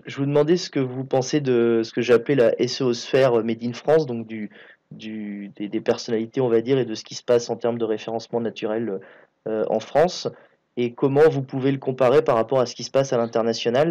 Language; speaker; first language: French; native; French